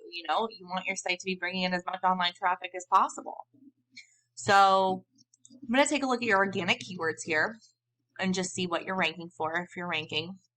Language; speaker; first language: English; native; English